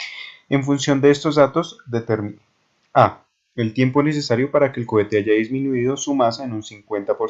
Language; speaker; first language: Spanish; native; Spanish